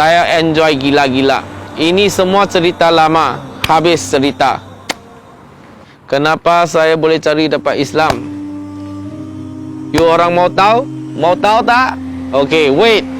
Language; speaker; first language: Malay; non-native, local second language; Chinese